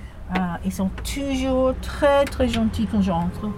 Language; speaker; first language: French; non-native, fluent; English